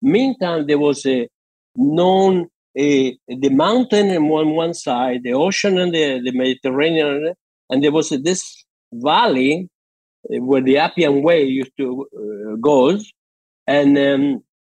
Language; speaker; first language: English; non-native, fluent; Spanish